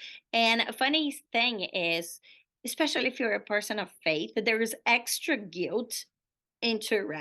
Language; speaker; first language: English; non-native, fluent; Portuguese